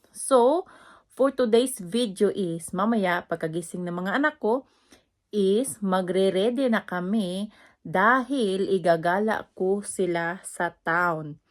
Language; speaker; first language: Filipino; non-native, local second language; Cebuano